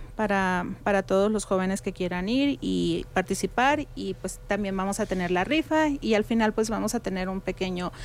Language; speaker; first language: Spanish; native; Spanish